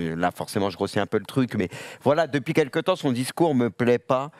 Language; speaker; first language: French; native; French